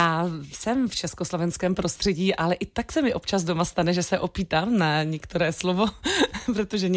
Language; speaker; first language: Czech; native; Czech